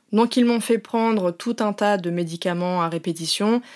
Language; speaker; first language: French; native; French